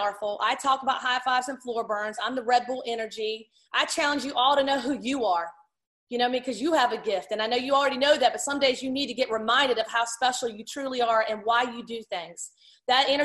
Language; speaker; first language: English; native; English